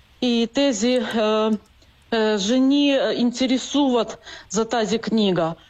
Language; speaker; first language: Bulgarian; non-native, learner; Ukrainian